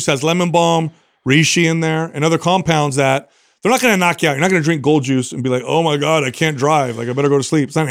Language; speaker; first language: English; native; English